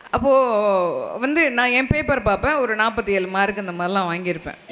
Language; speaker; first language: Tamil; non-native, local second language; Telugu